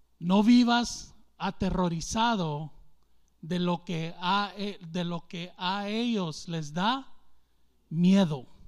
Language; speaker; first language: Spanish; early bilingual, heritage; English